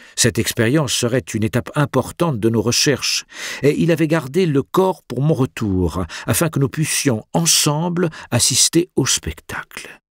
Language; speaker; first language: French; native; French